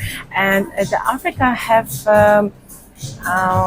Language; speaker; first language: English; non-native, learner; Russian